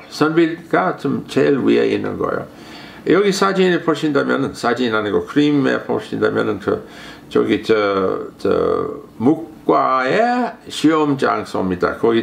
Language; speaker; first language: Korean; non-native, fluent; English